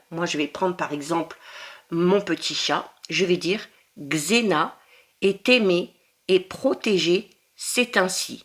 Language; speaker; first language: French; native; French